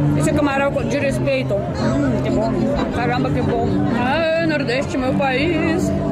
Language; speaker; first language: Portuguese; non-native, fluent; Russian